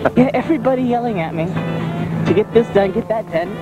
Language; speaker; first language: English; native; English